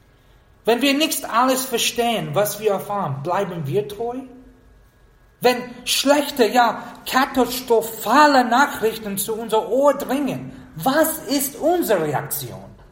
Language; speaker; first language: German; non-native, fluent; English